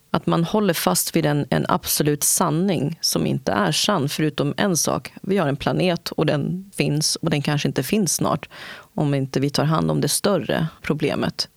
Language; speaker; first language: Swedish; early bilingual, other home language; Kurdish